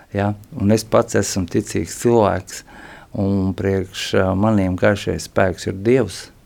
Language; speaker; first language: Latvian; non-native, local second language; Russian